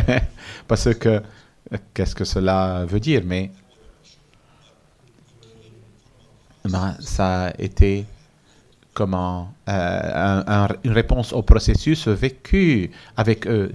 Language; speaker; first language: French; non-native, fluent; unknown